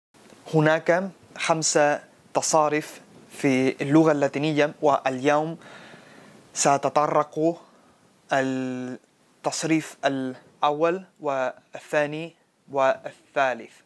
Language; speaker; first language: Arabic; non-native, fluent; Spanish